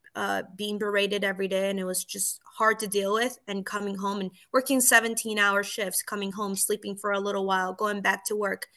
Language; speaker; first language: English; early bilingual, other home language; Spanish